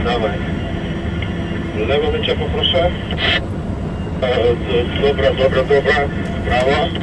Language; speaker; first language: Polish; native; Polish